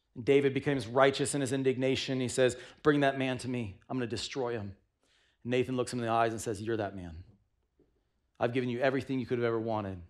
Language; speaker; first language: English; native; English